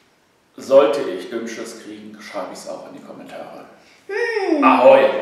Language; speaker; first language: German; native; German